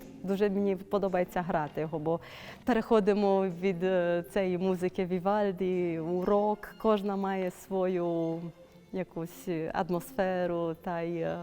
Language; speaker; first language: Ukrainian; early bilingual, heritage; Ukrainian